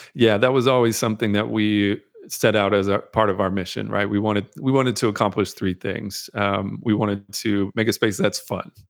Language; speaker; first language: English; native; English